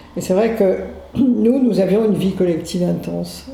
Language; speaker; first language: French; native; French